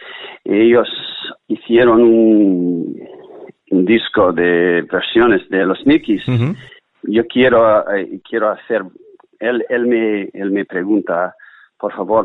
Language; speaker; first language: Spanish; non-native, learner; English